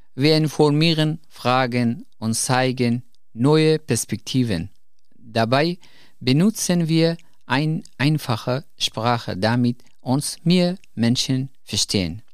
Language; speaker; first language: German; non-native, fluent; Persian